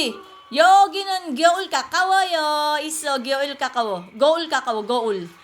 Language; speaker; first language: Korean; non-native, learner; Filipino